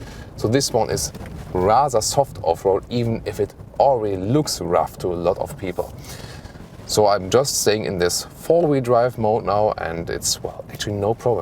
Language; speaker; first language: English; non-native, fluent; German